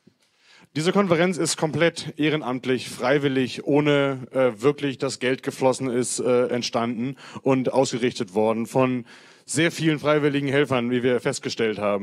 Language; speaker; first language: German; native; German